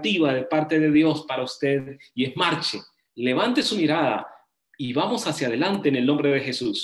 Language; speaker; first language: Spanish; native; Spanish